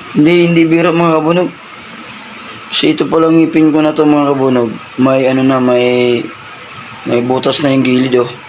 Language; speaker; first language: Filipino; non-native, local second language; Cebuano